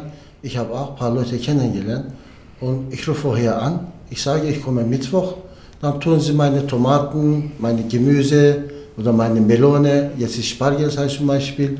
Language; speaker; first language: German; non-native, learner; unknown